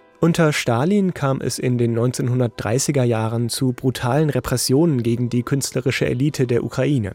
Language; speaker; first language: German; native; German